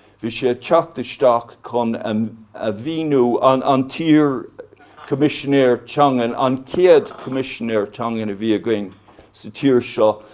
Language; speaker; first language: Irish; non-native, local second language; English